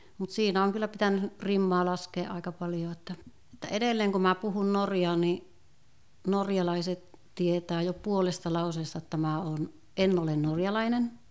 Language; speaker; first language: Finnish; native; Finnish